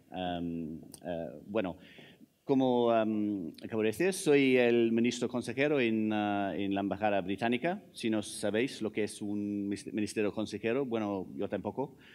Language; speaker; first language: Spanish; non-native, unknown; English